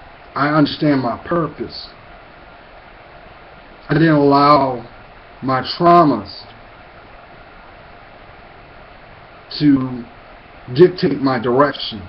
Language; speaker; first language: English; native; English